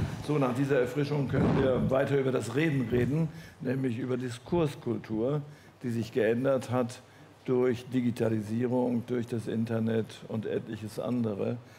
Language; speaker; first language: German; native; German